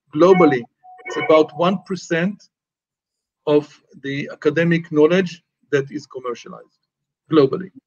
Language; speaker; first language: English; non-native, fluent; Hebrew